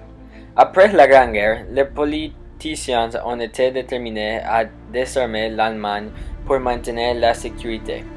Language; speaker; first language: French; non-native, learner; English